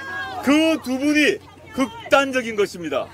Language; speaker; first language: Korean; native; Korean